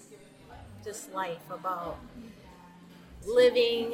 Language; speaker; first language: English; native; English